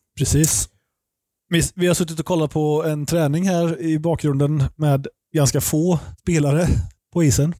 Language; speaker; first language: Swedish; native; Swedish